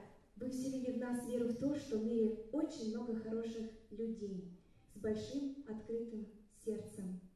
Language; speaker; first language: Russian; native; Russian